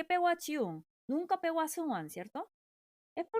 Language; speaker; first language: Spanish; non-native, fluent; Korean